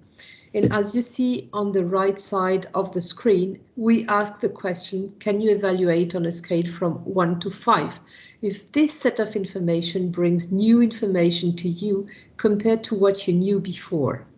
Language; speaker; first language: English; non-native, fluent; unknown